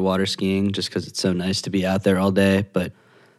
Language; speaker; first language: English; native; English